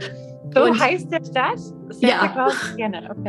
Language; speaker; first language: German; non-native, fluent; English